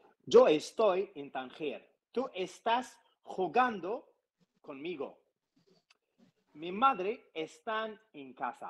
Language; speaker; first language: Spanish; non-native, learner; Arabic